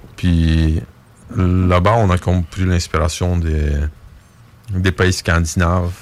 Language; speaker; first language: French; non-native, fluent; Bulgarian